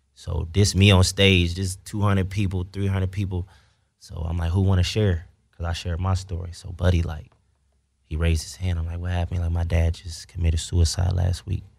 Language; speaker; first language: English; native; English